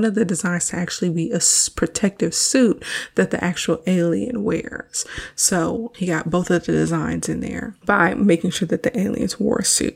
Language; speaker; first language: English; native; English